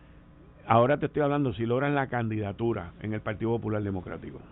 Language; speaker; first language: Spanish; native; Spanish